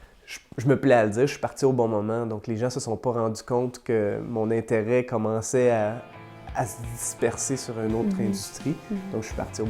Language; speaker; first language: French; native; French